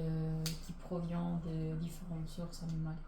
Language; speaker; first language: French; non-native, learner; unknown